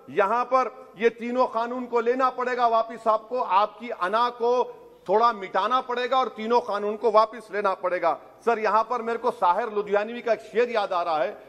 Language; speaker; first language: Urdu; native; Urdu